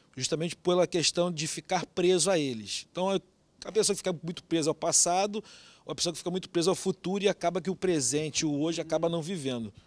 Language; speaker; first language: Portuguese; native; Portuguese